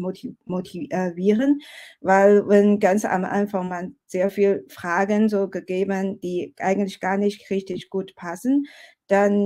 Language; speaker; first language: German; non-native, fluent; Chinese